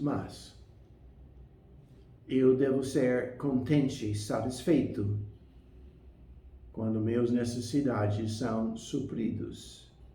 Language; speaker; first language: Portuguese; non-native, fluent; English